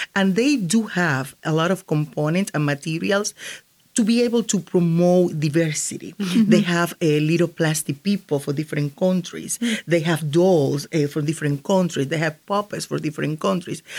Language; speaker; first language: English; non-native, fluent; Spanish